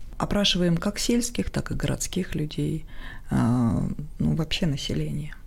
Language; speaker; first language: Russian; non-native, local second language; Tajik